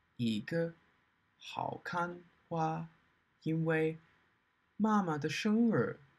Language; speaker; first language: Chinese; non-native, fluent; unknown